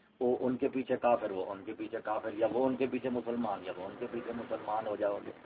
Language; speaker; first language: Urdu; non-native, local second language; Punjabi